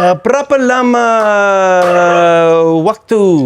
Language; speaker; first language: Indonesian; non-native, learner; English